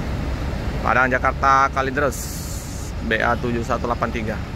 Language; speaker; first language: Indonesian; native; Indonesian